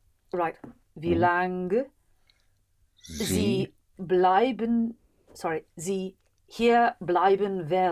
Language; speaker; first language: German; non-native, learner; English